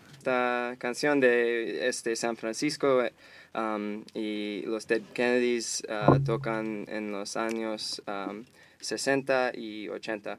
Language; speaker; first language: Spanish; non-native, fluent; English